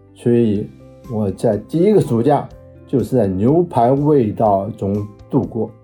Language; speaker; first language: Chinese; native; Chinese